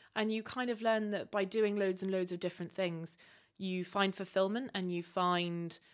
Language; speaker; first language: English; native; English